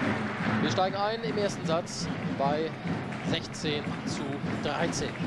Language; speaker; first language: German; native; German